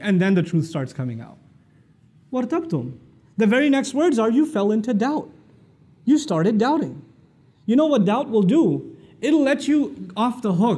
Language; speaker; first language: English; native; English